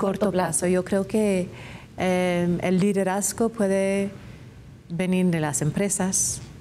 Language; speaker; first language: Spanish; non-native, fluent; English